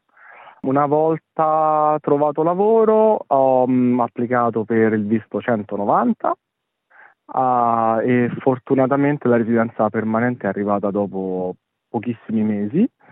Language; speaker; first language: Italian; native; Italian